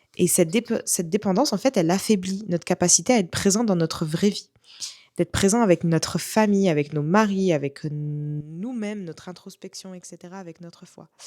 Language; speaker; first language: French; native; French